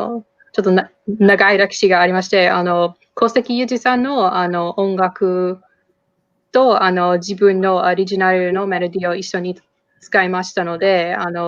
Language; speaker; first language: Japanese; non-native, fluent; English